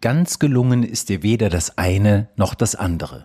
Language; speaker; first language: German; native; German